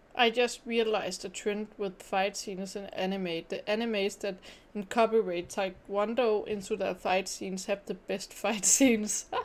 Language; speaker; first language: English; non-native, fluent; Danish